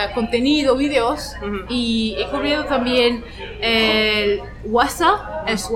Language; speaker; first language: Spanish; non-native, fluent; French